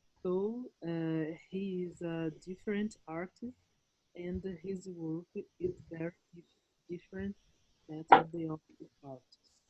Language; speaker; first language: English; non-native, learner; Portuguese